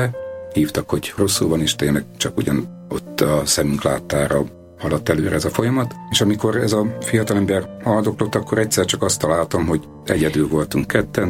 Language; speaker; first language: Hungarian; native; Hungarian